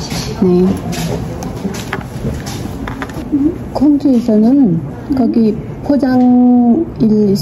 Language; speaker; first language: Korean; non-native, learner; Nepali